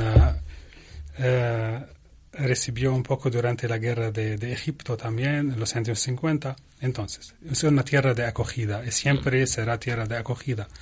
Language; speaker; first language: Spanish; non-native, learner; Arabic